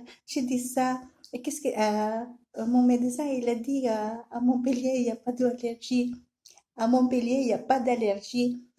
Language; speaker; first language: French; non-native, learner; Filipino